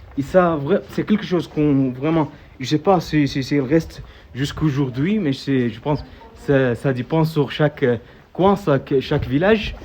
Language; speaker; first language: French; non-native, fluent; Arabic